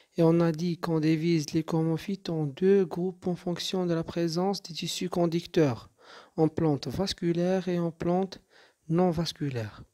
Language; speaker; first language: French; non-native, local second language; Arabic